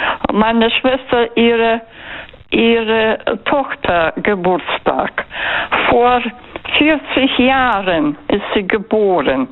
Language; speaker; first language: German; non-native, fluent; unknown